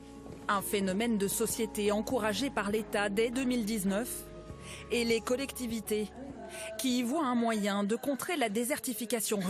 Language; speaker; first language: French; native; French